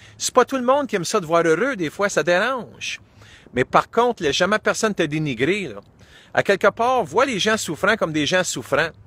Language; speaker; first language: French; native; French